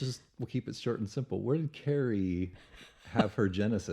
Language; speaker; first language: English; native; English